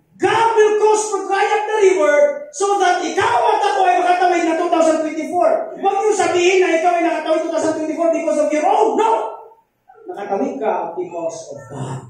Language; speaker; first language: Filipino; non-native, local second language; Cebuano